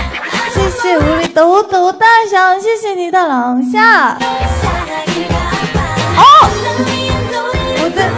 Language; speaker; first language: Chinese; non-native, learner; Korean